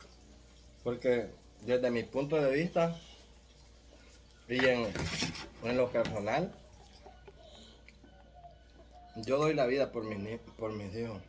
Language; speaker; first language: Spanish; native; Spanish